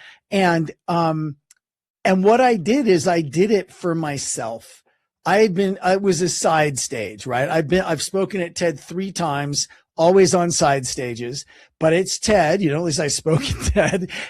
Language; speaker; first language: English; native; English